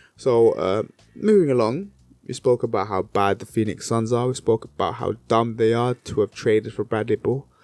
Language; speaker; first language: English; native; English